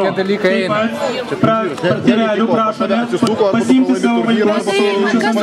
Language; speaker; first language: Lithuanian; native; Lithuanian